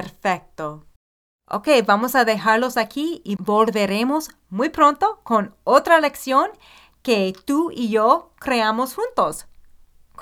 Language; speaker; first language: Spanish; non-native, fluent; English